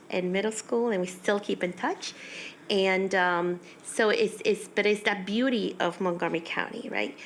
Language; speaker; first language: English; early bilingual, other home language; Spanish